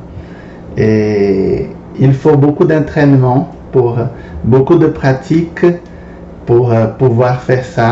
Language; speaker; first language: French; non-native, fluent; Portuguese